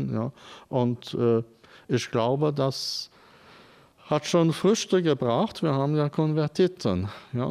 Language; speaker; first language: German; non-native, fluent; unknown